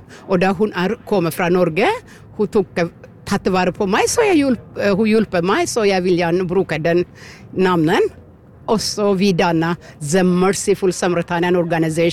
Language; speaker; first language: Norwegian; non-native, fluent; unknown